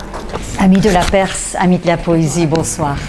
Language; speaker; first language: French; non-native, fluent; Persian